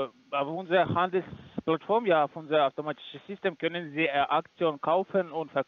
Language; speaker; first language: German; non-native, learner; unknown